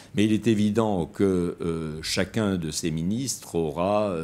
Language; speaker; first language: French; native; French